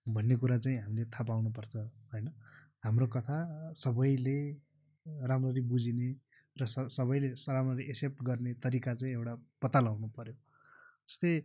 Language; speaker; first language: Nepali; non-native, local second language; Eastern Tamang